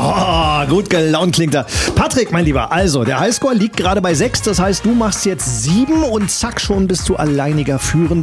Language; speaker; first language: German; native; German